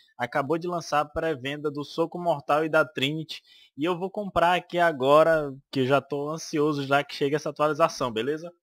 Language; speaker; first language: Portuguese; native; Portuguese